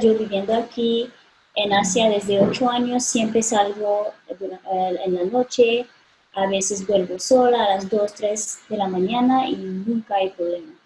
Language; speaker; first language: Spanish; non-native, fluent; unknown